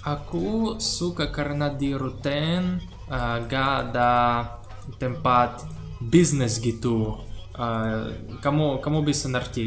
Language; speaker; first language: Indonesian; non-native, learner; Russian